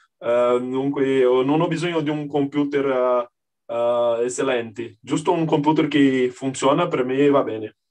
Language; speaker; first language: Italian; non-native, learner; Portuguese